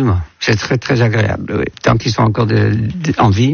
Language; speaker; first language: French; non-native, fluent; Dutch